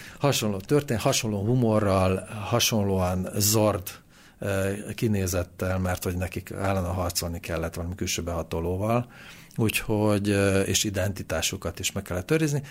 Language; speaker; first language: Hungarian; native; Hungarian